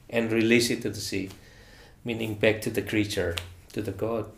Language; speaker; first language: English; non-native, fluent; Indonesian